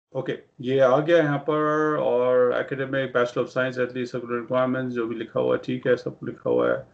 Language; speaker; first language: Hindi; non-native, local second language; Punjabi